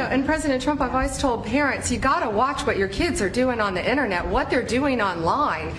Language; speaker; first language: English; native; English